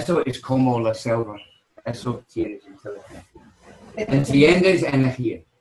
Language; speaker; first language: Spanish; non-native, learner; English